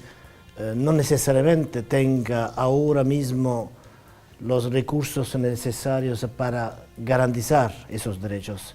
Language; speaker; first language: Spanish; non-native, fluent; Italian